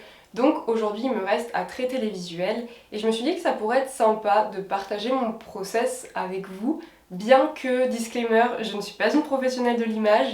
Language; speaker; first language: French; native; French